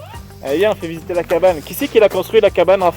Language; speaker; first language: French; native; French